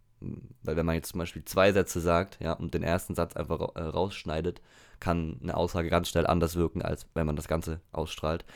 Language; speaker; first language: German; native; German